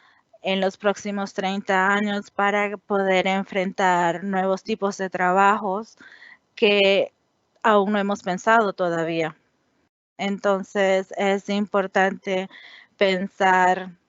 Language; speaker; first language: Spanish; non-native, fluent; English